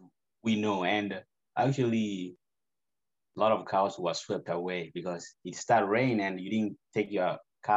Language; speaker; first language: English; non-native, local second language; Gusii